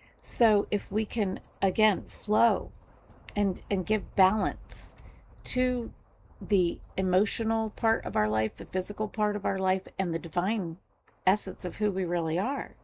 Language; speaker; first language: English; native; English